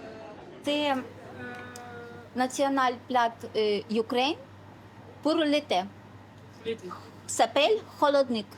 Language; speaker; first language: French; non-native, learner; Ukrainian